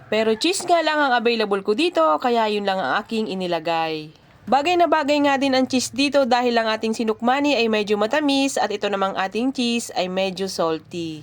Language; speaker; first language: Filipino; native; Filipino